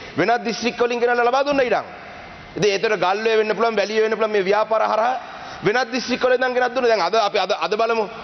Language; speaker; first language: Sinhala; non-native, local second language; Tamil